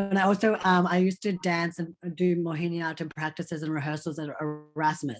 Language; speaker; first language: English; early bilingual, other home language; Hindi